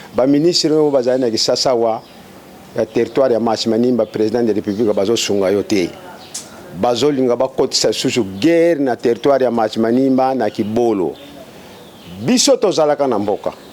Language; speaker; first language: Lingala; non-native, local second language; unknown